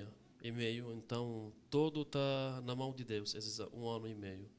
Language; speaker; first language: Portuguese; non-native, fluent; Arabic